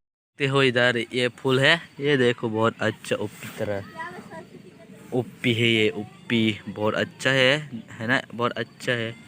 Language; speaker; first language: Hindi; non-native, local second language; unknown